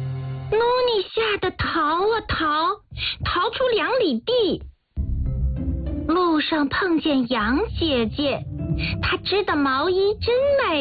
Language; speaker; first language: Chinese; native; Chinese